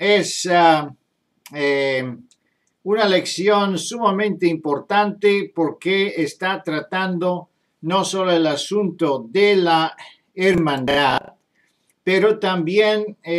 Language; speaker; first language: Spanish; non-native, fluent; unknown